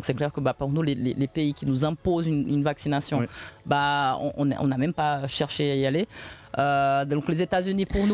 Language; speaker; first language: French; native; French